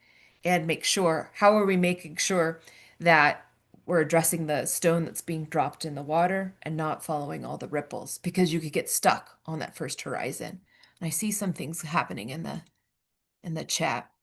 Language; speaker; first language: English; native; English